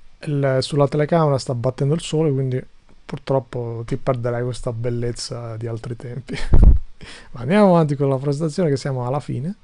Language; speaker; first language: Italian; non-native, fluent; Albanian